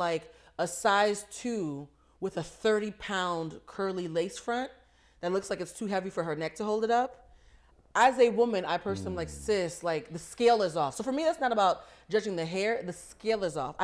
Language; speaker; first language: English; native; English